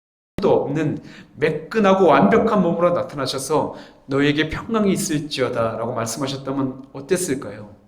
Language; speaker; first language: Korean; native; Korean